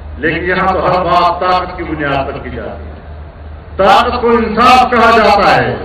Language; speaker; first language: Urdu; non-native, local second language; Pashto